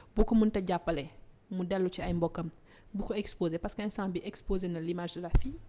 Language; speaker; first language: Wolof; non-native, local second language; Fula